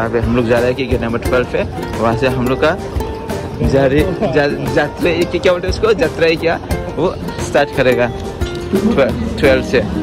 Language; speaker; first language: Hindi; non-native, local second language; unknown